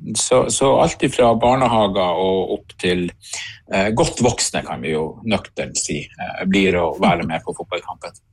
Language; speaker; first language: Norwegian; native; Norwegian